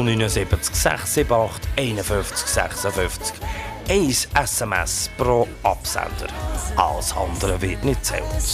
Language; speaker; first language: German; native; German